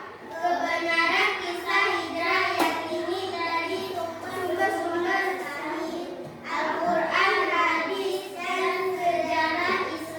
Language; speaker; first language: Indonesian; native; Indonesian